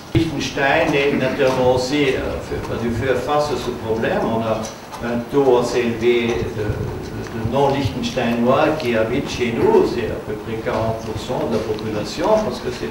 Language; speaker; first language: French; non-native, fluent; German